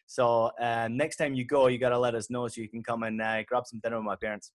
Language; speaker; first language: English; native; English